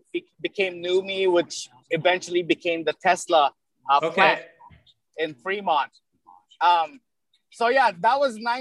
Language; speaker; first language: English; early bilingual, other home language; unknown